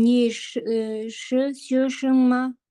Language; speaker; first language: Chinese; non-native, learner; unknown